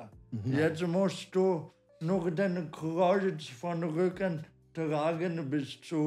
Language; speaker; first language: German; non-native, learner; Polish